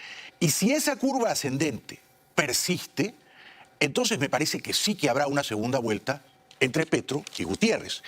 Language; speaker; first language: Spanish; native; Spanish